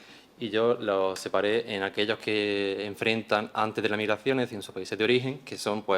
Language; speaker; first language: Spanish; native; Spanish